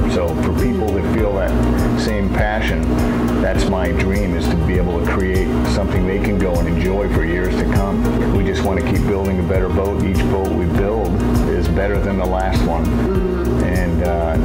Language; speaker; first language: English; native; English